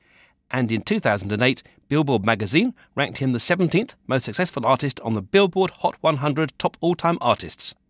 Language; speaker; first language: English; native; English